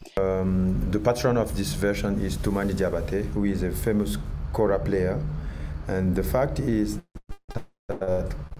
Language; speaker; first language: English; non-native, learner; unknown